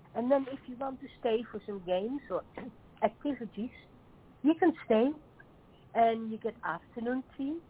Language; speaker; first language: English; non-native, fluent; Dutch